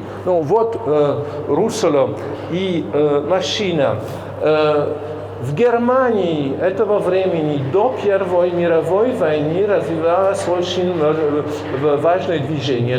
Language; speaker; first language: Russian; non-native, fluent; French